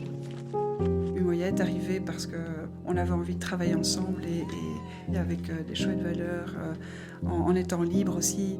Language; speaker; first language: French; native; French